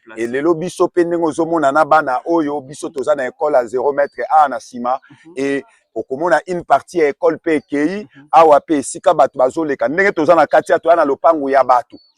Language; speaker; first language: Lingala; native; Lingala